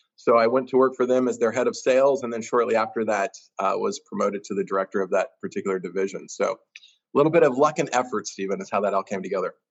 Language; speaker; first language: English; native; English